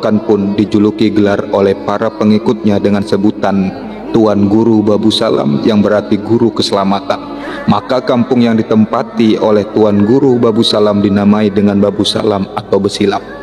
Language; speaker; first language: Indonesian; native; Indonesian